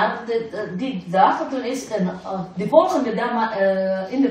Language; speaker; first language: Dutch; non-native, fluent; Indonesian